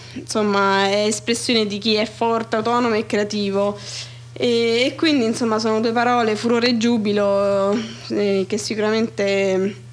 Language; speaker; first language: Italian; native; Italian